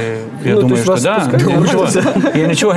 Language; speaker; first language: Russian; non-native, fluent; Lithuanian